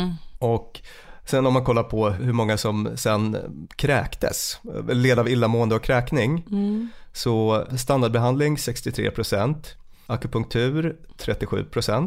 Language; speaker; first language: Swedish; native; Swedish